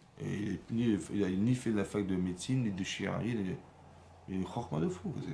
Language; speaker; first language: French; native; French